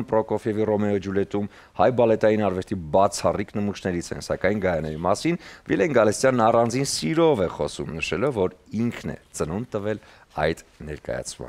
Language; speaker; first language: Armenian; native; Armenian